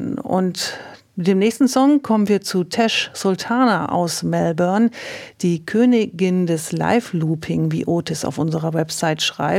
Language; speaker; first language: German; native; German